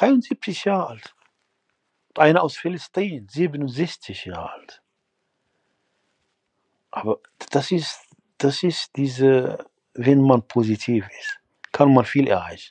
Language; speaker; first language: German; non-native, fluent; Arabic